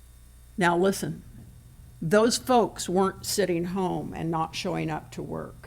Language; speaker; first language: English; native; English